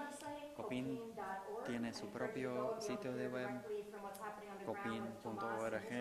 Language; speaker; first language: Spanish; non-native, fluent; English